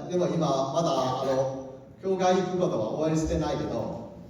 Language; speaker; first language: Japanese; non-native, learner; Cantonese